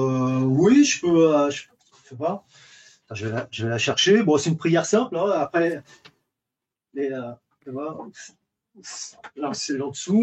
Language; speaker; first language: French; native; French